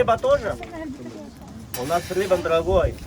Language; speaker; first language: Russian; non-native, learner; Arabic